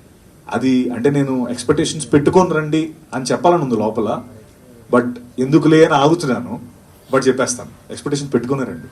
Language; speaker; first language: Telugu; native; Telugu